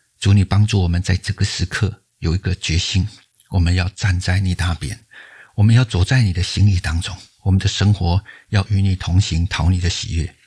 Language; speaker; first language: Chinese; native; Chinese